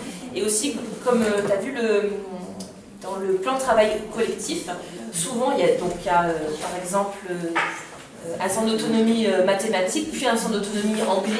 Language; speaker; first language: French; native; French